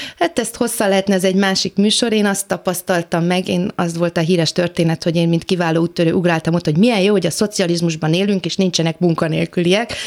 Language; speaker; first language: Hungarian; native; Hungarian